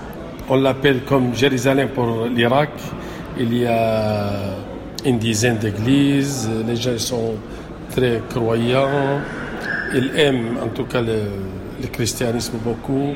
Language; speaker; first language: French; non-native, local second language; Arabic